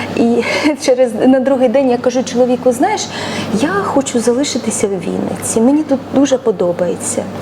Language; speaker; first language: Ukrainian; native; Ukrainian